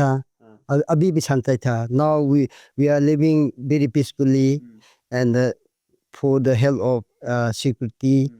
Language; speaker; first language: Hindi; non-native, local second language; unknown